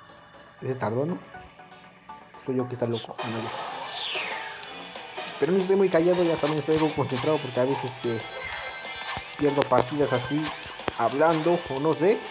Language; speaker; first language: Spanish; native; Spanish